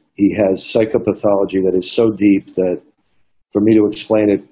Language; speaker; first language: English; native; English